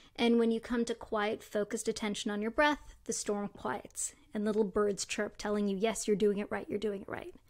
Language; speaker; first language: English; native; English